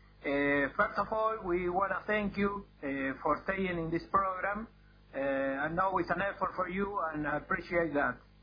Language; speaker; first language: English; non-native, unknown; Spanish